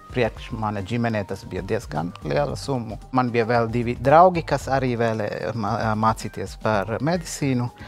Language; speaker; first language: Latvian; non-native, learner; Sinhala